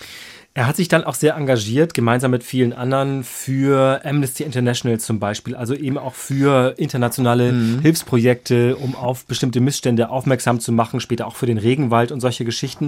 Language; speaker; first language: German; native; German